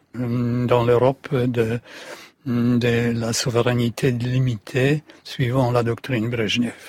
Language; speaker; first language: French; non-native, fluent; Polish